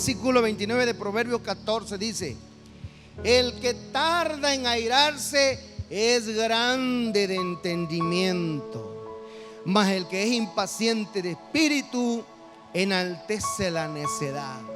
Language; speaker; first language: Spanish; native; Spanish